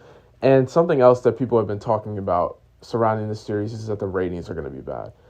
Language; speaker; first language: English; native; English